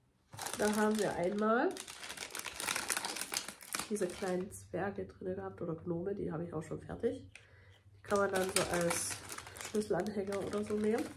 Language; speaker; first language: German; native; German